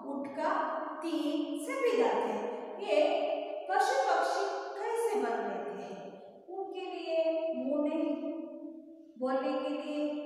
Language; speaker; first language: Hindi; non-native, local second language; Kannada